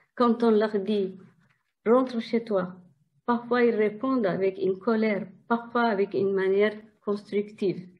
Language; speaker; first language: French; non-native, fluent; Tigrinya